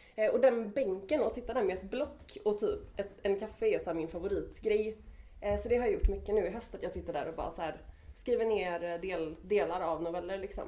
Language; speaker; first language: Swedish; native; Swedish